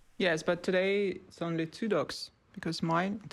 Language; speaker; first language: English; non-native, learner; Russian